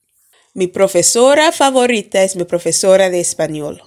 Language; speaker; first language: Spanish; non-native, fluent; English